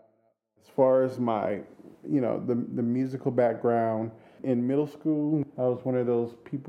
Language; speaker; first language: English; native; English